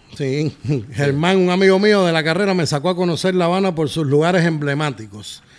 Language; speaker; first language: Spanish; native; Spanish